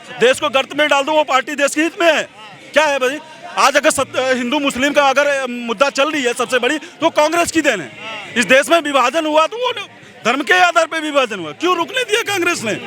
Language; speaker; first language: Hindi; native; Hindi